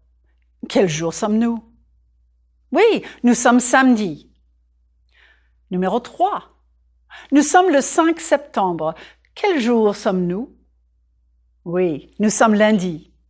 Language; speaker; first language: French; non-native, fluent; English